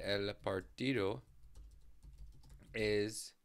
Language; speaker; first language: Spanish; non-native, learner; English